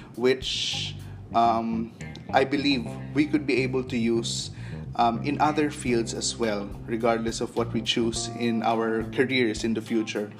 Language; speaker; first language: English; non-native, local second language; Cebuano